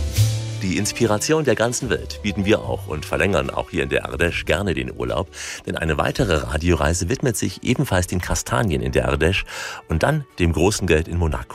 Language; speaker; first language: German; native; German